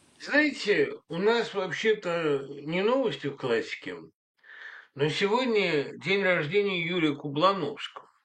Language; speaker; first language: Russian; native; Russian